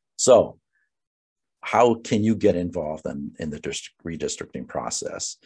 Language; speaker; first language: English; native; English